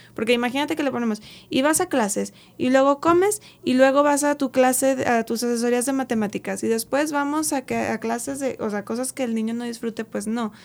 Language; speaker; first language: Spanish; native; Spanish